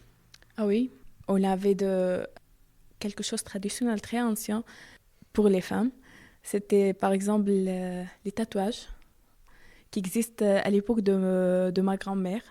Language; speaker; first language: French; non-native, learner; Arabic